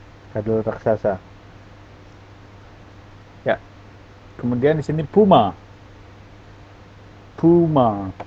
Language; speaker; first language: Indonesian; native; Indonesian